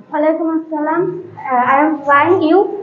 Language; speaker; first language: English; non-native, learner; Bangla